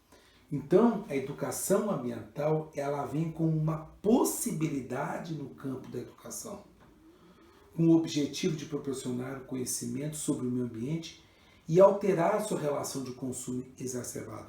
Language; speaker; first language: Portuguese; native; Portuguese